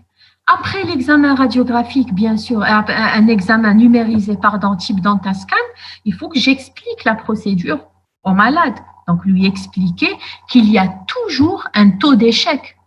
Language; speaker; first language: French; non-native, local second language; Arabic